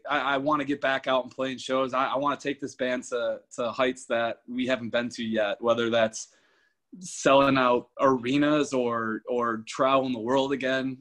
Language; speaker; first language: English; native; English